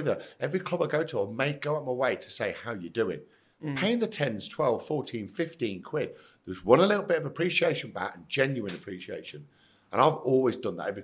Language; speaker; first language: English; native; English